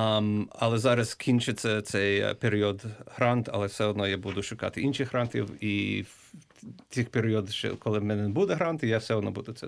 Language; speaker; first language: Ukrainian; early bilingual, heritage; English